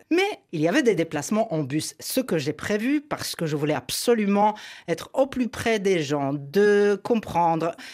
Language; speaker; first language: French; non-native, fluent; Polish